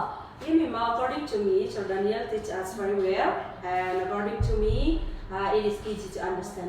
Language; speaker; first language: English; non-native, learner; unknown